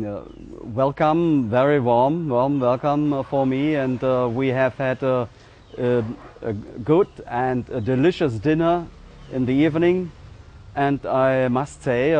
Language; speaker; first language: English; non-native, learner; German